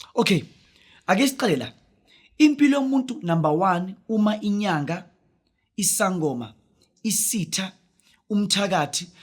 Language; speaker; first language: Zulu; non-native, local second language; Northern Sotho